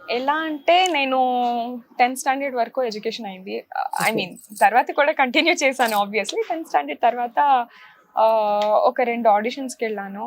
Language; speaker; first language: Telugu; non-native, local second language; Kannada